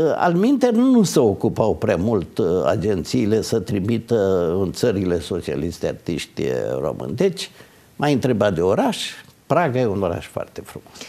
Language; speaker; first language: Romanian; native; Romanian